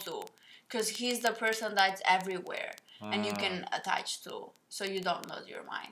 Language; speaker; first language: English; non-native, fluent; Spanish